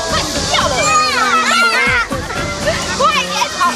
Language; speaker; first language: Chinese; native; Chinese